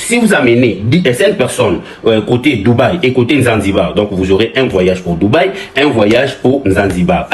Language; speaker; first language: French; non-native, local second language; Lingala